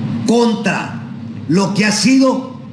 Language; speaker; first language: Spanish; native; Spanish